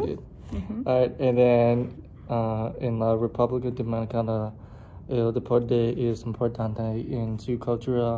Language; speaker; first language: Spanish; non-native, learner; English